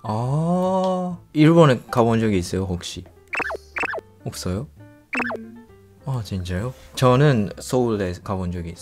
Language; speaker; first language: Korean; non-native, learner; Japanese